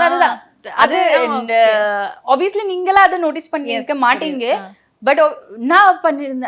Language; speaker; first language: Tamil; non-native, local second language; Bangla